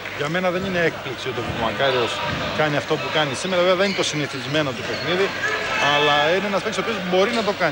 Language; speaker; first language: Greek; native; Greek